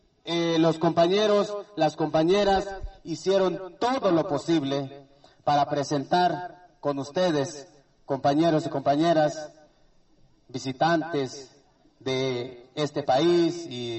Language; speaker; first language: Spanish; non-native, local second language; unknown